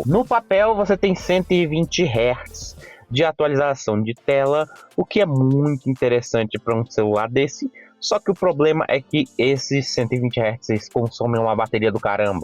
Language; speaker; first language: Portuguese; native; Portuguese